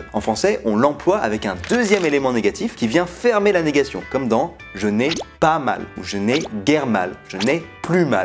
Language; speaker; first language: French; native; French